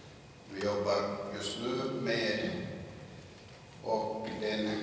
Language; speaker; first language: Swedish; non-native, local second language; Finnish